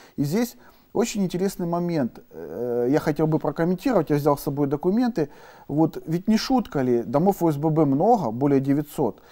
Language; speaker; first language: Russian; native; Russian